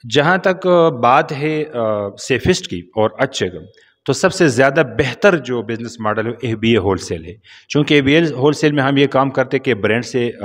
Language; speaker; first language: Urdu; non-native, local second language; Pashto